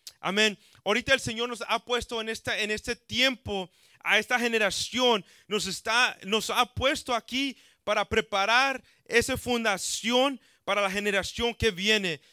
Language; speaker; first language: Spanish; early bilingual, heritage; Spanish